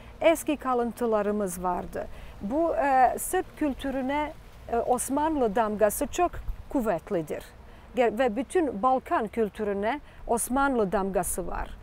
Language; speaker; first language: Turkish; non-native, fluent; Serbian